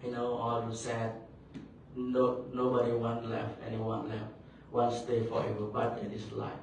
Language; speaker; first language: English; non-native, learner; Khmer